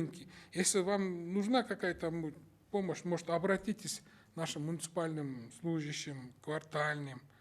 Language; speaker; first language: Russian; non-native, local second language; Kyrgyz